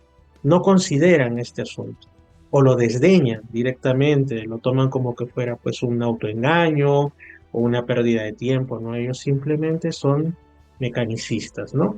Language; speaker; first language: Spanish; native; Spanish